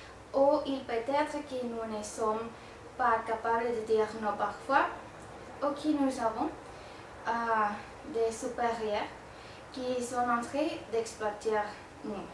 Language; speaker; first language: French; non-native, learner; Spanish